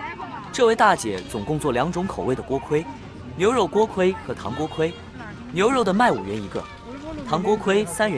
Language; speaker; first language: Chinese; native; Chinese